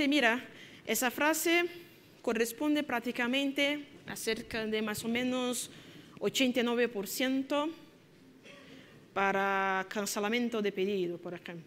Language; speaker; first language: Spanish; non-native, fluent; Portuguese